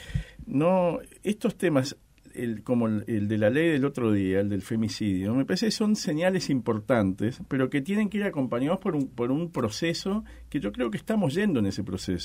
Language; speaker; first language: Spanish; native; Spanish